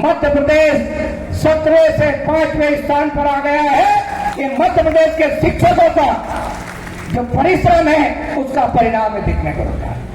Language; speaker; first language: Hindi; native; Hindi